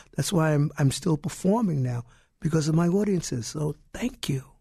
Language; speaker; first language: English; native; English